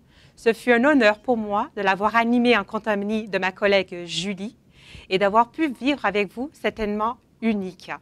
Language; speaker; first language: French; native; French